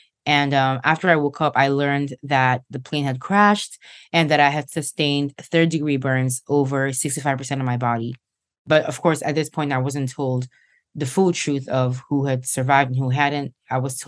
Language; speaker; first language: English; non-native, local second language; Igbo